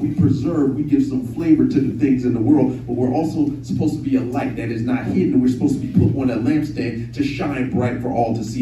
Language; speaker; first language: English; native; English